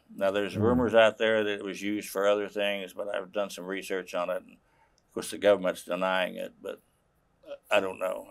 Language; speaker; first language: English; native; English